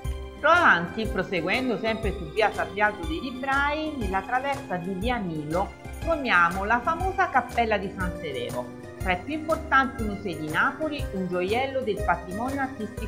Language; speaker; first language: Italian; native; Italian